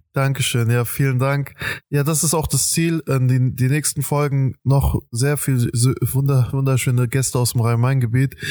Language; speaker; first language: German; early bilingual, other home language; Persian